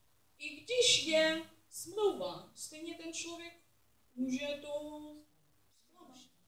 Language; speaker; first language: Czech; non-native, learner; English